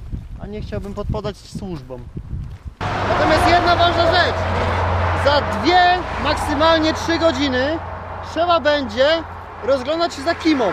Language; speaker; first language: Polish; native; Polish